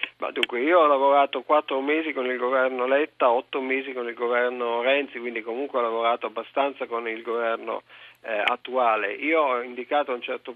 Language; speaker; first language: Italian; native; Italian